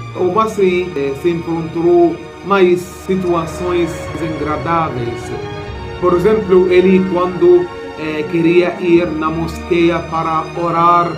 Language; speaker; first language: Portuguese; non-native, fluent; Arabic